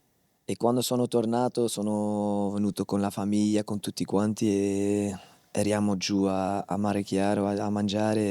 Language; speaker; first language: Italian; non-native, fluent; Dutch